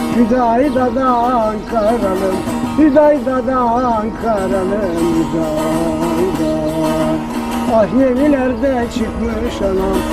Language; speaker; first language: Turkish; native; Turkish